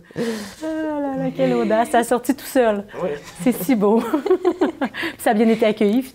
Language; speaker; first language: French; native; French